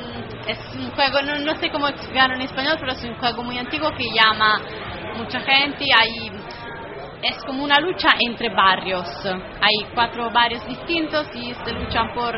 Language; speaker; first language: Spanish; non-native, fluent; Italian